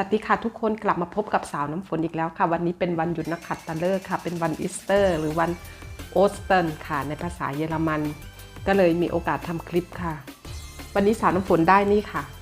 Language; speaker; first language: Thai; native; Thai